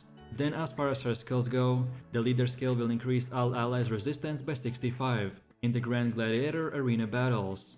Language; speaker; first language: English; non-native, fluent; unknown